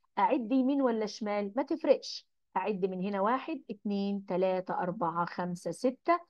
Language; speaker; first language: Arabic; native; Arabic